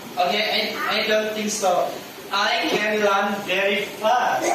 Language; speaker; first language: English; non-native, learner; Thai